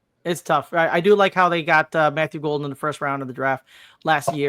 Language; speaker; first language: English; native; English